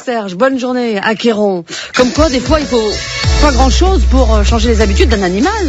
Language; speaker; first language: French; native; French